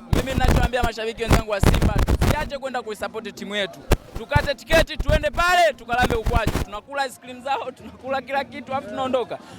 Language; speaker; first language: Swahili; native; Swahili